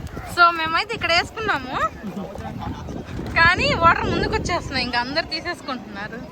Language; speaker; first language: Telugu; native; Telugu